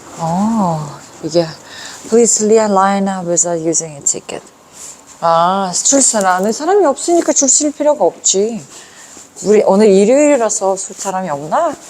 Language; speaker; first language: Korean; non-native, fluent; Uzbek